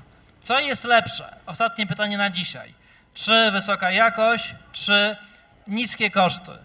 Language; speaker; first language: Polish; native; Polish